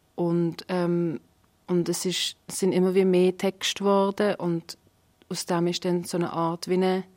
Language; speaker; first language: German; native; German